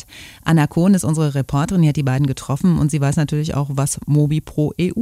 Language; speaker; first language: German; native; German